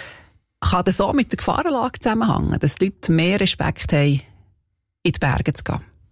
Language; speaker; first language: German; native; German